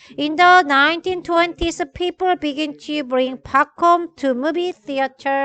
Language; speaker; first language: English; non-native, fluent; Korean